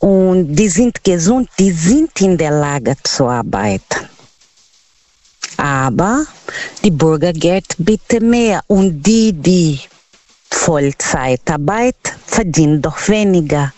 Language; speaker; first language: German; non-native, learner; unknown